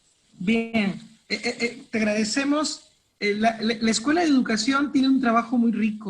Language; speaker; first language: Spanish; native; Spanish